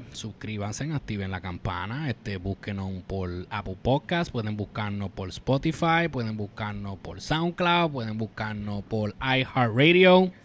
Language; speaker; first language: Spanish; native; Spanish